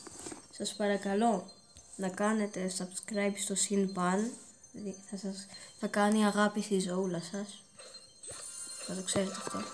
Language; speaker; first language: Greek; early bilingual, heritage; Greek